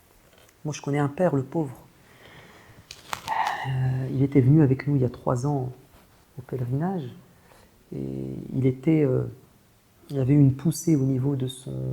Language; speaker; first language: French; native; French